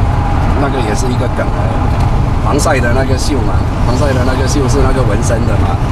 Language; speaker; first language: Chinese; native; Chinese